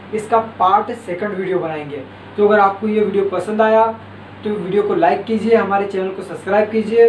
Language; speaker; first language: Hindi; native; Hindi